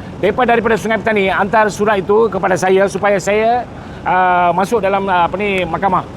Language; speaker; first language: Malay; non-native, local second language; Tamil